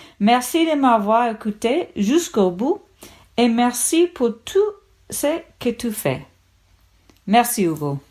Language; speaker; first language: French; non-native, learner; English